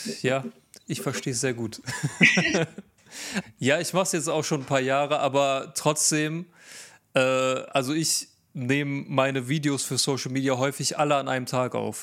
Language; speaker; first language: German; native; German